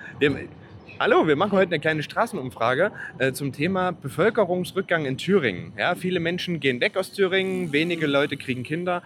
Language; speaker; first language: German; native; German